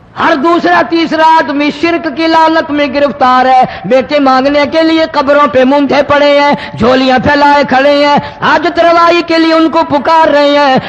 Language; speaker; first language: Urdu; non-native, local second language; Saraiki